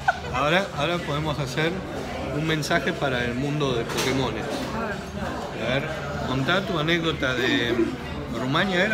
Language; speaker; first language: Spanish; native; Spanish